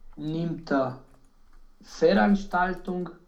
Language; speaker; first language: German; non-native, learner; Romanian